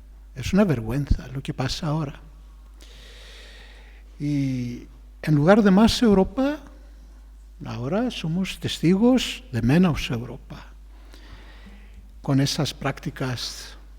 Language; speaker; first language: Spanish; non-native, fluent; Greek